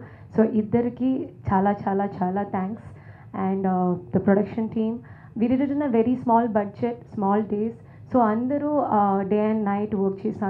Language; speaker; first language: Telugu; non-native, learner; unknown